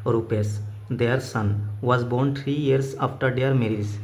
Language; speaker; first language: English; non-native, local second language; Assamese